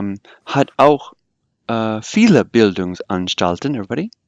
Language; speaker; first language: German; non-native, fluent; English